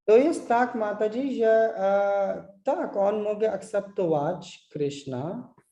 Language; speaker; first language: Polish; non-native, learner; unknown